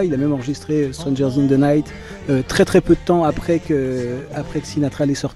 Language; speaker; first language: French; native; French